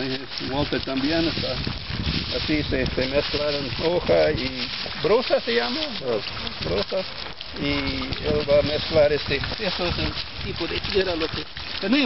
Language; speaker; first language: Spanish; non-native, fluent; English